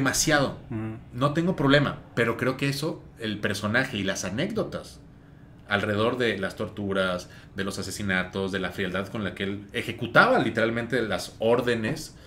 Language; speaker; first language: Spanish; native; Spanish